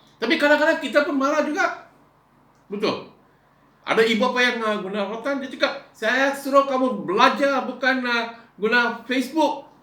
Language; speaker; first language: Malay; non-native, local second language; Iban